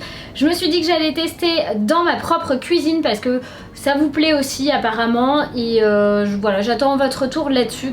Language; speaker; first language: French; native; French